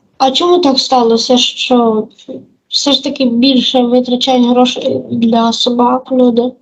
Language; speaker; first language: Ukrainian; native; Ukrainian